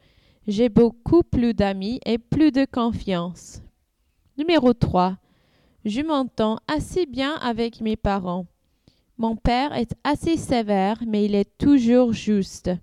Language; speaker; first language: French; non-native, learner; English